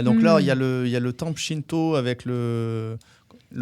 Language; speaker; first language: French; native; French